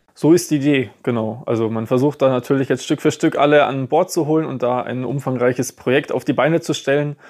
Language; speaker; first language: German; native; German